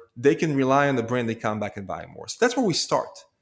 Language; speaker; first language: English; non-native, fluent; Hebrew